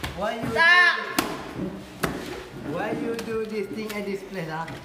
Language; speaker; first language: English; non-native, learner; Malay